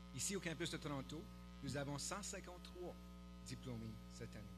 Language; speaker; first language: French; native; French